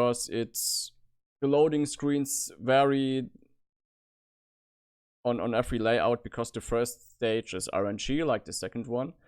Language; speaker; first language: English; non-native, fluent; German